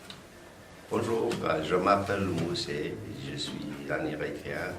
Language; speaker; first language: French; non-native, fluent; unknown